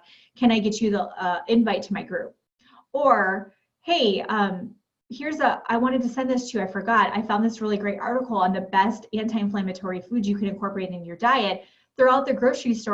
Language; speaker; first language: English; native; English